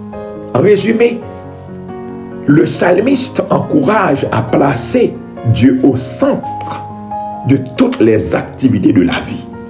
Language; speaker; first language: French; non-native, local second language; Haitian Creole